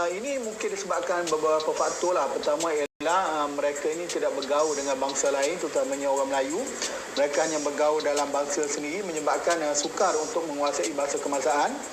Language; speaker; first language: Malay; native; Malay